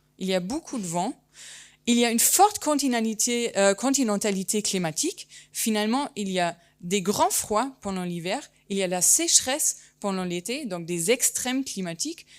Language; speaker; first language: French; non-native, fluent; German